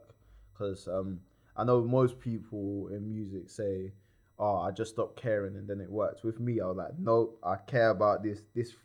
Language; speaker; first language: English; native; English